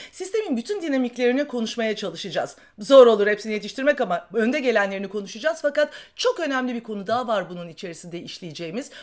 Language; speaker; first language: Turkish; native; Turkish